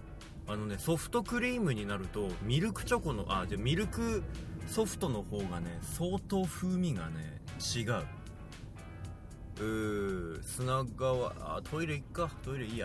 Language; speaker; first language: Japanese; native; Japanese